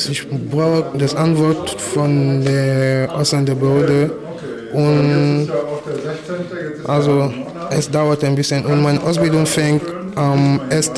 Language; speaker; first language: German; non-native, fluent; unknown